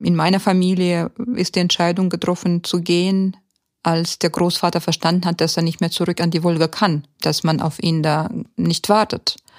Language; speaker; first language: German; early bilingual, heritage; German